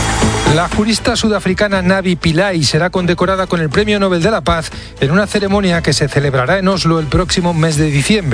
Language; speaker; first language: Spanish; native; Spanish